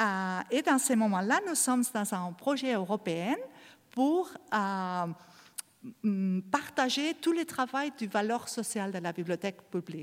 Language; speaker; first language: French; non-native, learner; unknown